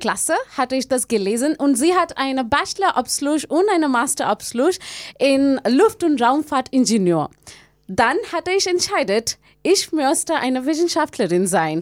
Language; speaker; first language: German; non-native, fluent; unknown